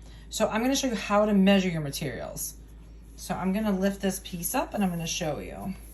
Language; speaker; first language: English; native; English